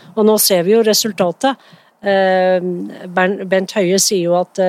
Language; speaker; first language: Norwegian; native; Norwegian